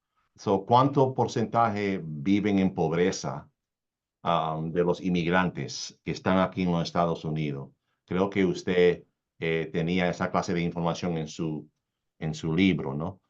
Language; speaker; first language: Spanish; early bilingual, heritage; Spanish